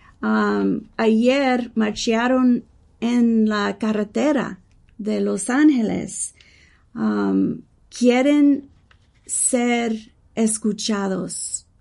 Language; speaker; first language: Spanish; early bilingual, heritage; English